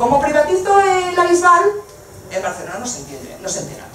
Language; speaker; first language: Spanish; non-native, local second language; Catalan